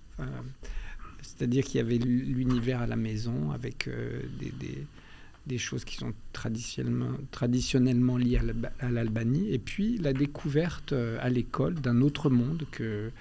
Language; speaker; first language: French; early bilingual, other home language; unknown